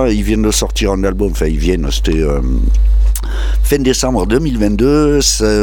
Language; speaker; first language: French; native; French